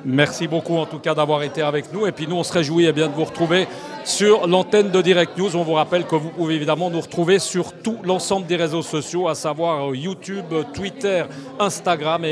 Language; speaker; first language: French; native; French